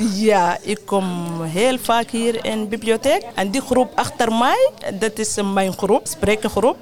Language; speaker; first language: Dutch; non-native, learner; Arabic